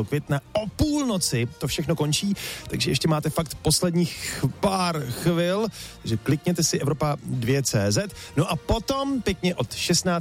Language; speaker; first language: Czech; native; Czech